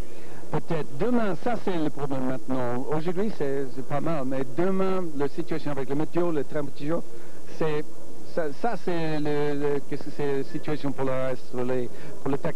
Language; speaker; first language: French; non-native, learner; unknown